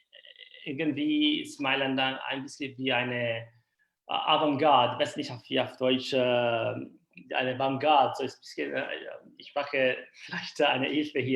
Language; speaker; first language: German; non-native, learner; Italian